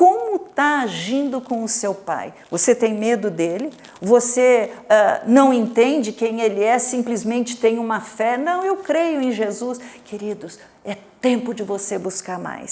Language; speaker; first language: Portuguese; native; Portuguese